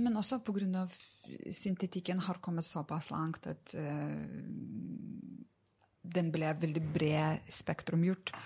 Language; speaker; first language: Norwegian; non-native, fluent; Lithuanian